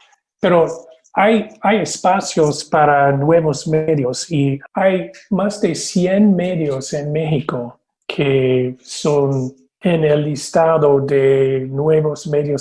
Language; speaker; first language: Spanish; non-native, fluent; English